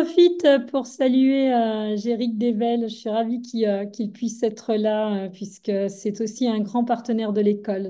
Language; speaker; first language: French; native; French